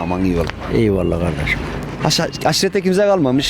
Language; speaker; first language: Turkish; native; Turkish